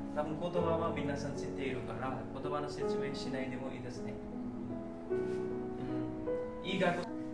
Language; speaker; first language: Japanese; non-native, learner; Nepali